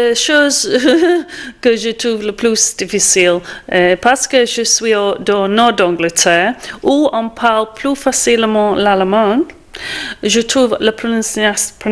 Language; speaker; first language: French; non-native, fluent; English